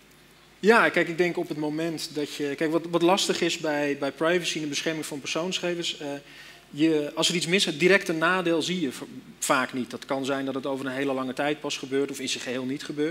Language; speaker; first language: Dutch; native; Dutch